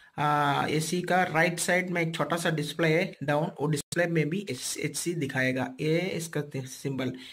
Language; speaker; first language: Hindi; non-native, local second language; Malayalam